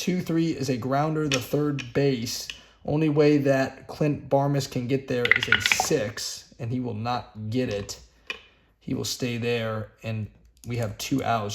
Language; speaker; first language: English; native; English